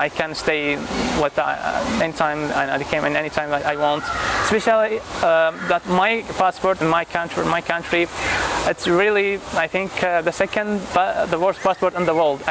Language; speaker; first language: English; non-native, fluent; Arabic